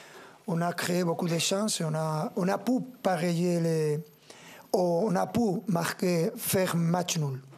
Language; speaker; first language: French; non-native, fluent; Spanish